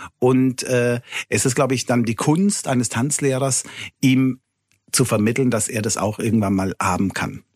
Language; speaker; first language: German; early bilingual, other home language; Italian